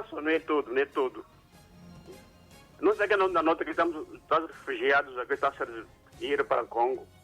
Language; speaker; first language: Portuguese; non-native, local second language; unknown